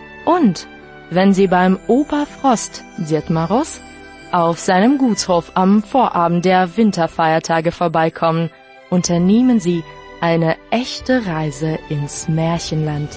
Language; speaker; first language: German; non-native, fluent; Russian